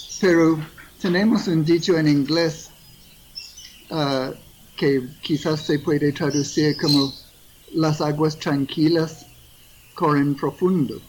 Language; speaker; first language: Spanish; non-native, fluent; English